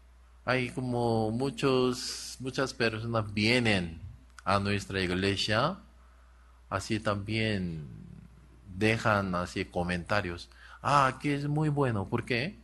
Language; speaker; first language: Spanish; non-native, learner; Korean